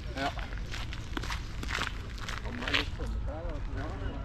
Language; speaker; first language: Norwegian; native; Norwegian